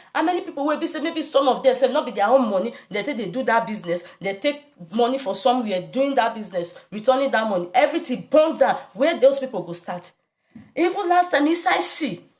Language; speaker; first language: Nigerian Pidgin; non-native, local second language; Igbo